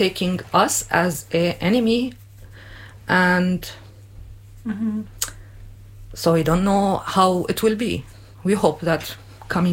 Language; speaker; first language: English; non-native, learner; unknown